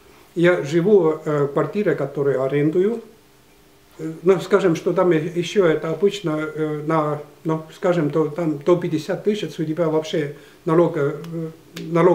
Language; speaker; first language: Russian; non-native, fluent; Estonian